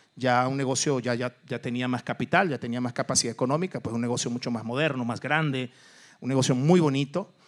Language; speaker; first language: Spanish; early bilingual, other home language; Portuguese